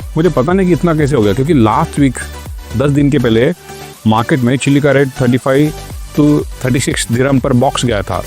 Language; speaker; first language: Hindi; non-native, local second language; Marathi